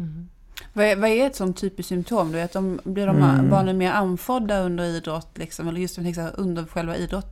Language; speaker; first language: Swedish; native; Swedish